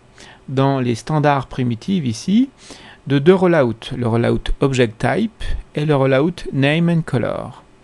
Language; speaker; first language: French; native; French